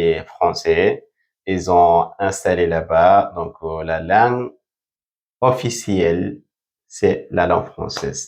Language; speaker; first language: French; non-native, fluent; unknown